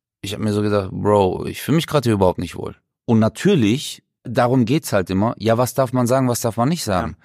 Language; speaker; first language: German; early bilingual, other home language; Turkish